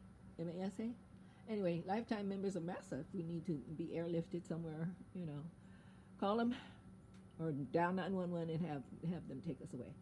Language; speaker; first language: English; native; English